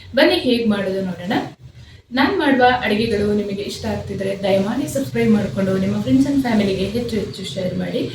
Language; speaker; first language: Kannada; non-native, local second language; Kodava